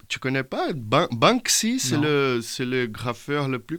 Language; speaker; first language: French; non-native, fluent; Portuguese